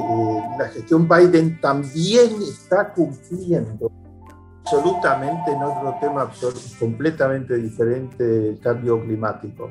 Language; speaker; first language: Spanish; native; Spanish